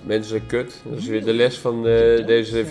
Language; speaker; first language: Dutch; native; Dutch